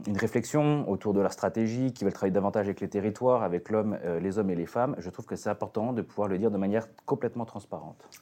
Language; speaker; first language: French; native; French